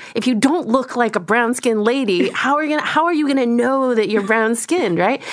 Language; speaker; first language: English; early bilingual, other home language; Korean